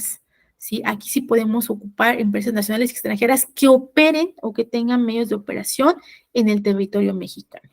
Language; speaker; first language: Spanish; native; Spanish